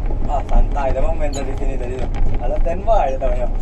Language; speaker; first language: Indonesian; native; Indonesian